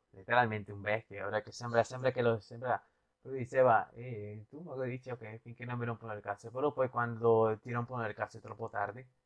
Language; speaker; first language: Italian; non-native, fluent; Spanish